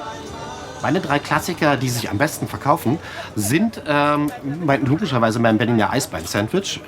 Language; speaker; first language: German; native; German